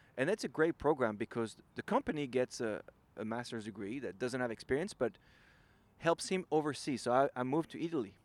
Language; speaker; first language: English; non-native, fluent; French